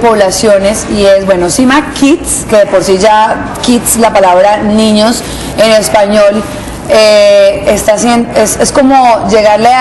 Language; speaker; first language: Spanish; native; Spanish